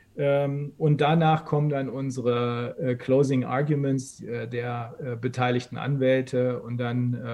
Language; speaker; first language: German; native; German